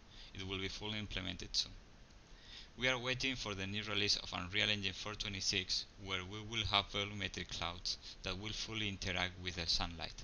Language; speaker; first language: English; non-native, fluent; Spanish